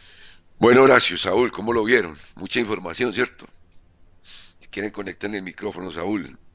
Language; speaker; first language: Spanish; native; Spanish